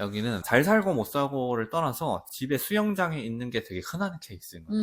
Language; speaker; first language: Korean; native; Korean